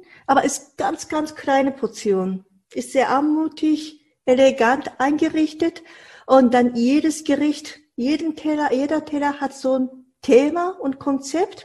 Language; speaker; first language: German; non-native, fluent; Japanese